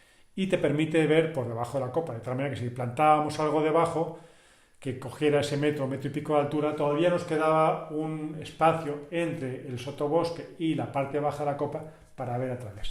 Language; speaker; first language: Spanish; native; Spanish